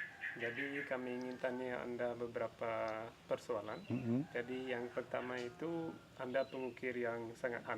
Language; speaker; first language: Indonesian; non-native, fluent; English